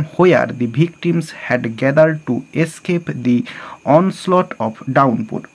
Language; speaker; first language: English; non-native, local second language; Bangla